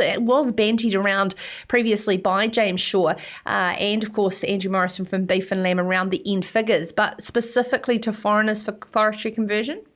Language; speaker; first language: English; native; English